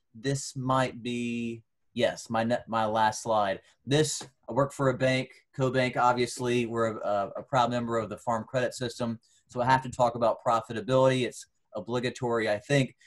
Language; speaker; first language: English; native; English